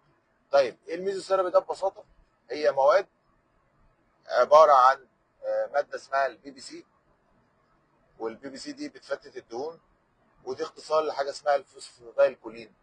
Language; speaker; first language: Arabic; native; Arabic